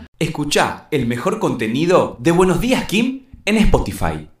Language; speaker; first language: Spanish; native; Spanish